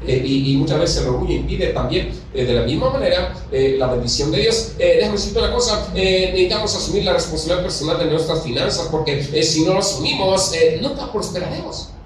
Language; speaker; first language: Spanish; native; Spanish